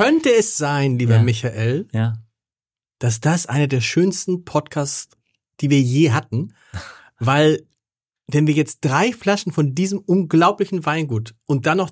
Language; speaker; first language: German; native; German